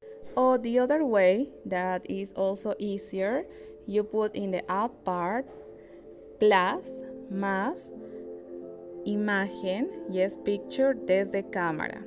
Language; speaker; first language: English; non-native, learner; Spanish